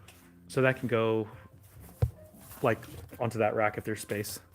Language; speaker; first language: English; native; English